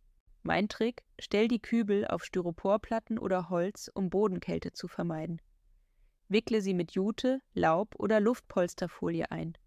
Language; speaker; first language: German; native; German